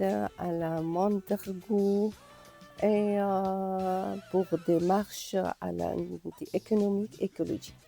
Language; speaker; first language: French; non-native, learner; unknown